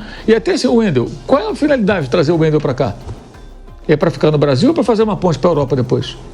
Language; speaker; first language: Portuguese; native; Portuguese